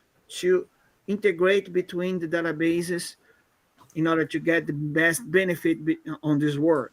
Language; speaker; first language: English; non-native, fluent; Portuguese